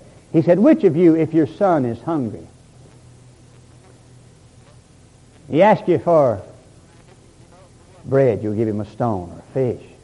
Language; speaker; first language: English; native; English